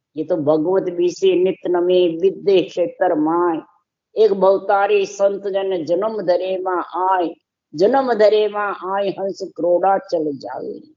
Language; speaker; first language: Hindi; native; Hindi